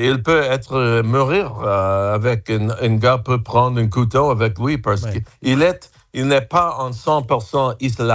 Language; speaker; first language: French; non-native, fluent; English